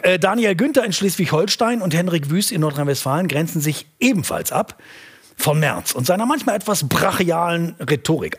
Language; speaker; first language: German; native; German